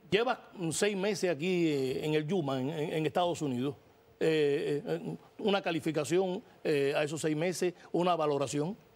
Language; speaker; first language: Spanish; native; Spanish